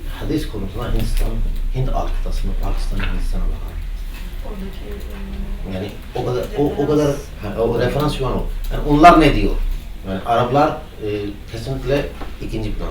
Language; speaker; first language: Turkish; non-native, fluent; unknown